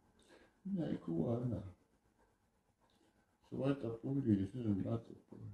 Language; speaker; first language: Finnish; non-native, learner; Thai